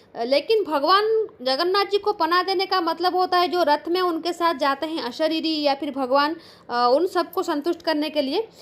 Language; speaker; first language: Hindi; non-native, local second language; Bangla